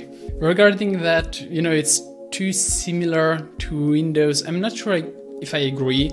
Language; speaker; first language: English; non-native, fluent; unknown